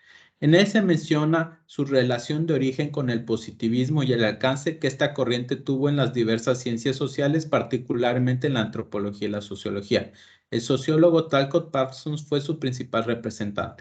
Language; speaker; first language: Spanish; native; Spanish